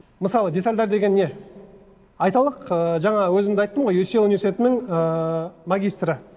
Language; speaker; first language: Kazakh; native; Kazakh